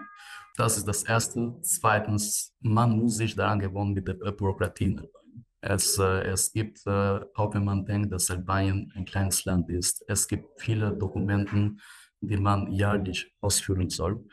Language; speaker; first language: German; non-native, fluent; Albanian